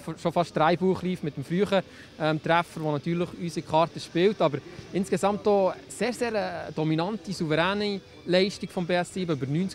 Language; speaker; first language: German; native; German